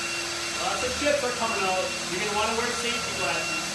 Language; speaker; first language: English; native; English